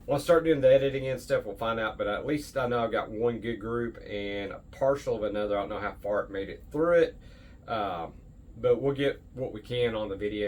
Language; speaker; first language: English; native; English